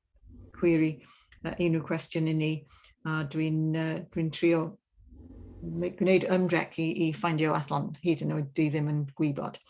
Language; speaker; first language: Welsh; non-native, learner; English